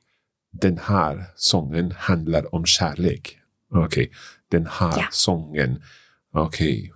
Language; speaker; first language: Swedish; non-native, learner; English